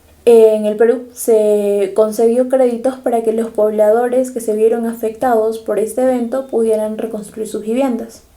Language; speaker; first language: Spanish; native; Spanish